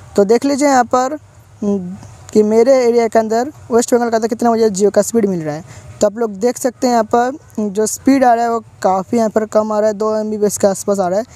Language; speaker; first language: Hindi; non-native, local second language; Bangla